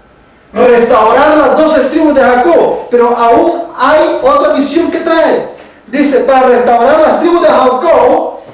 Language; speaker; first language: Spanish; native; Spanish